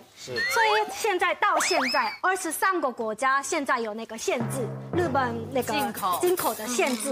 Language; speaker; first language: Chinese; non-native, fluent; Korean